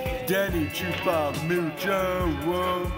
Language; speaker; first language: Spanish; non-native, learner; English